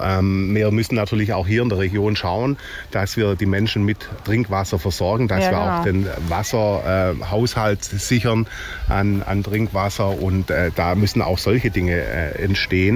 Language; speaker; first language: German; native; German